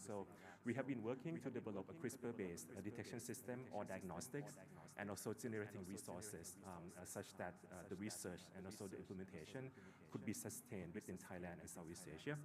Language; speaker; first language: English; non-native, fluent; Thai